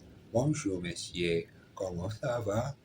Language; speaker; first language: French; non-native, learner; Portuguese